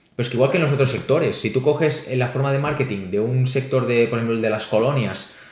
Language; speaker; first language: Spanish; native; Spanish